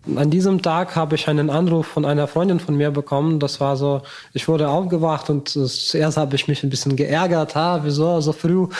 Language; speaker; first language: German; non-native, fluent; Ukrainian